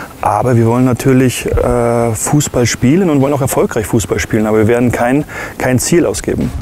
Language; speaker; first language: German; native; German